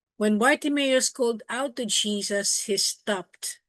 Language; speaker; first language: English; non-native, local second language; Filipino